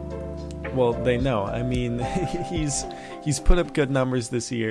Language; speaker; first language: English; native; English